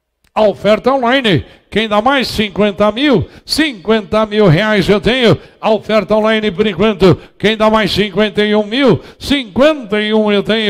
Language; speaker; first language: Portuguese; native; Portuguese